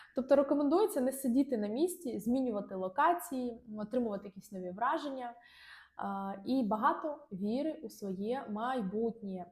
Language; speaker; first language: Ukrainian; non-native, local second language; Russian